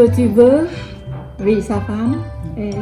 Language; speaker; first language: French; non-native, fluent; Khmer